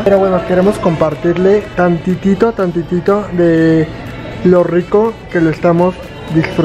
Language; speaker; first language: Spanish; native; Spanish